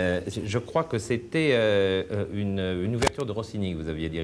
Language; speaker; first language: French; native; French